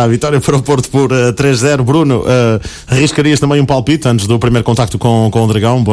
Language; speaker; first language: Portuguese; native; Portuguese